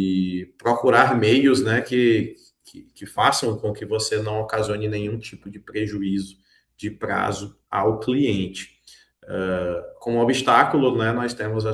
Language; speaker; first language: Portuguese; native; Portuguese